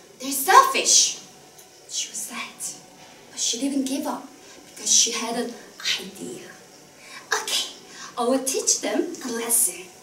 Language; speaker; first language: English; non-native, fluent; Korean